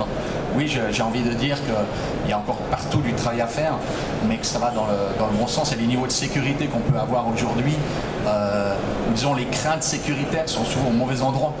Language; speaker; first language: French; native; French